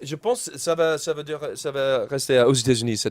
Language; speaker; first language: French; non-native, learner; English